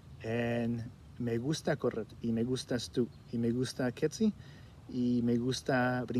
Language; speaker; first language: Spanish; early bilingual, heritage; Spanish